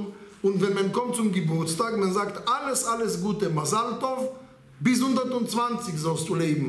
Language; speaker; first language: German; non-native, learner; Hebrew